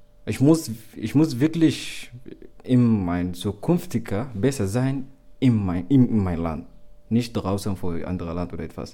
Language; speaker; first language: German; non-native, learner; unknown